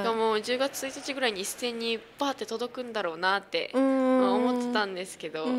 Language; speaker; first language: Japanese; native; Japanese